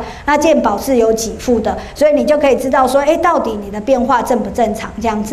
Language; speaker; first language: Chinese; native; Chinese